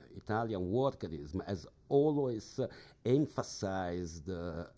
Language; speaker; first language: English; non-native, fluent; Italian